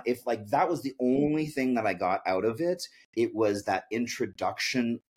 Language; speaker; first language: English; native; English